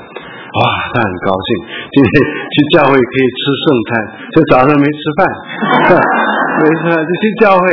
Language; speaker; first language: Chinese; early bilingual, heritage; Chinese